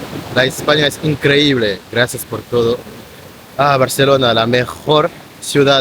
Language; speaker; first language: Spanish; non-native, learner; French